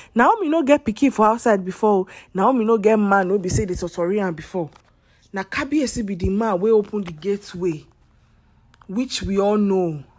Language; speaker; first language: Nigerian Pidgin; non-native, local second language; Yoruba